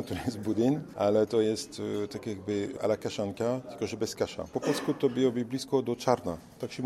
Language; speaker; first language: Polish; non-native, learner; French